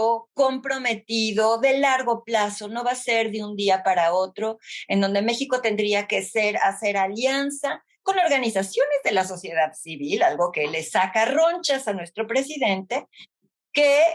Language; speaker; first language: Spanish; native; Spanish